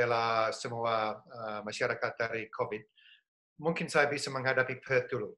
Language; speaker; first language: Indonesian; non-native, fluent; English